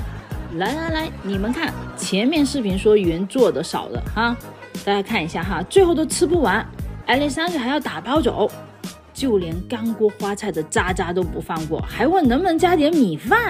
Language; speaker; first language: Chinese; non-native, local second language; Cantonese